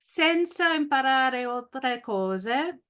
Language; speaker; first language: Italian; non-native, learner; English